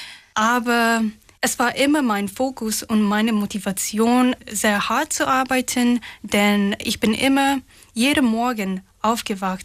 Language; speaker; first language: German; non-native, fluent; Japanese